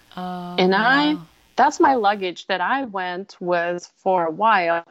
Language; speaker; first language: English; non-native, fluent; Russian